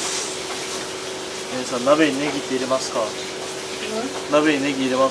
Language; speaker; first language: Japanese; native; Japanese